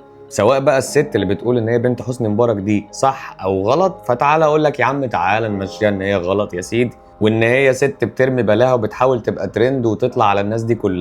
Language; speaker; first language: Arabic; native; Arabic